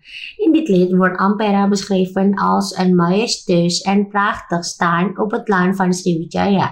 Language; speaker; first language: Dutch; non-native, fluent; Indonesian